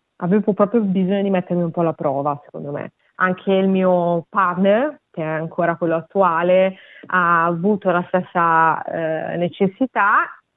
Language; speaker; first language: Italian; native; Italian